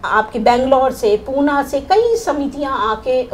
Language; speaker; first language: Hindi; native; Hindi